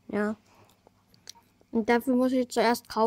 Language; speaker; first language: German; early bilingual, other home language; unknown